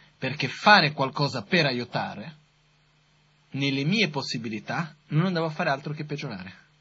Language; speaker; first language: Italian; non-native, fluent; Portuguese